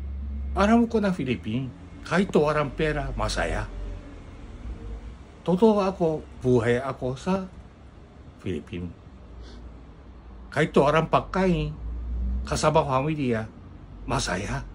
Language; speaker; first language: Filipino; non-native, learner; Japanese